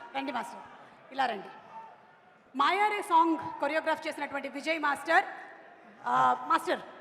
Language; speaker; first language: Telugu; native; Telugu